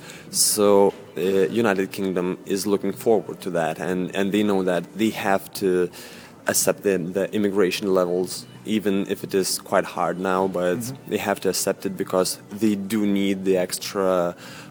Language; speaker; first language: English; non-native, fluent; Lithuanian